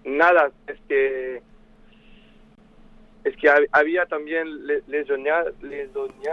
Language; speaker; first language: Spanish; non-native, fluent; French